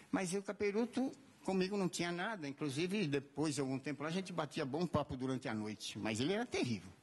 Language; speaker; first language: Portuguese; native; Portuguese